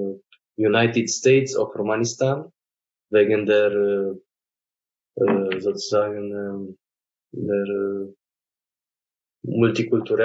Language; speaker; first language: German; non-native, fluent; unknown